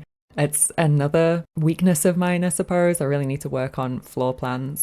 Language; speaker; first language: English; native; English